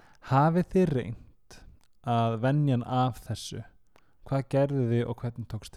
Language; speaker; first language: Icelandic; native; Icelandic